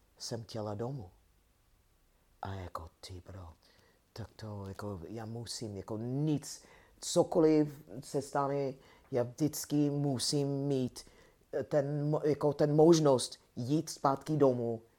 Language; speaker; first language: Czech; non-native, learner; English